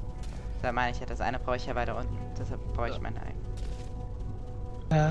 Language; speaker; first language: German; native; German